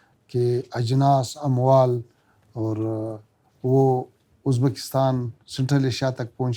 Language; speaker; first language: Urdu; non-native, learner; Pashto